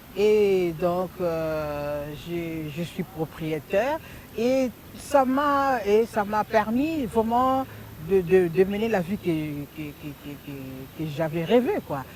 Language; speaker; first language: French; non-native, local second language; Lingala